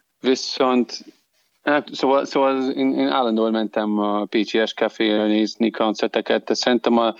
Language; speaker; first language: Hungarian; non-native, learner; English